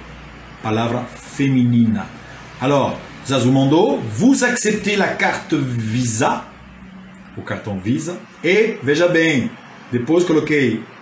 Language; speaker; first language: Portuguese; non-native, fluent; French